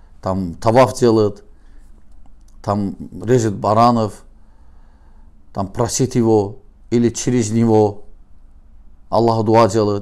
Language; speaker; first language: Russian; non-native, learner; Azerbaijani